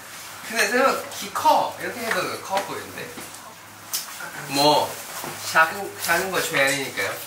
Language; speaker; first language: Korean; non-native, fluent; Thai